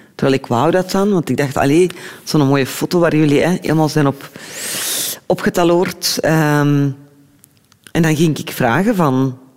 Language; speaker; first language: Dutch; early bilingual, other home language; Turkish